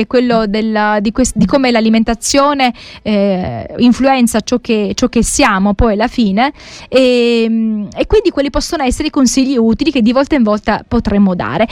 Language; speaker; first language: Italian; native; Italian